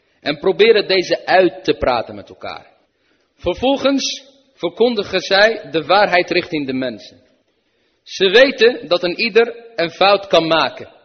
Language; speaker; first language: Dutch; early bilingual, other home language; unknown